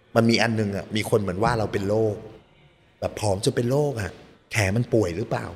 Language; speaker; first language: Thai; native; Thai